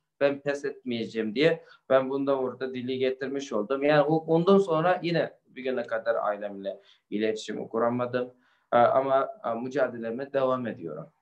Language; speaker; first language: Turkish; non-native, fluent; Uyghur